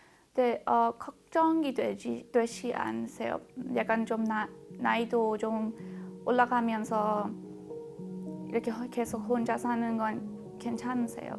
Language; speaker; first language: Korean; non-native, fluent; Persian